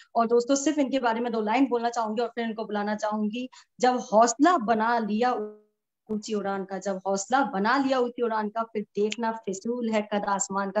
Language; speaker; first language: Hindi; native; Hindi